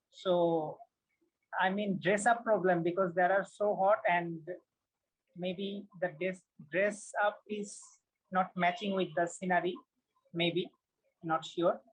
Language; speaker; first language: English; non-native, fluent; Bangla